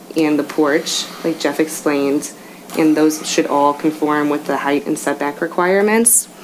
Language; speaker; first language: English; native; English